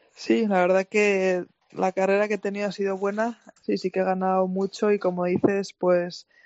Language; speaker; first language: Spanish; native; Spanish